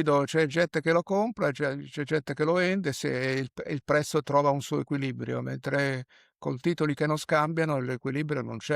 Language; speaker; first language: Italian; native; Italian